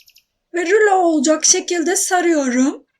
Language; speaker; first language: Turkish; native; Turkish